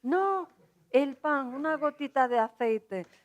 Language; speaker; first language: Spanish; non-native, local second language; Galician